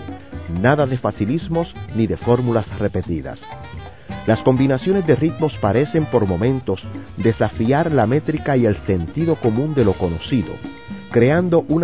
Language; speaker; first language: Spanish; native; Spanish